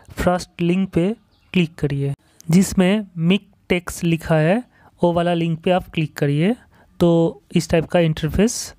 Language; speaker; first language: Hindi; non-native, local second language; Bangla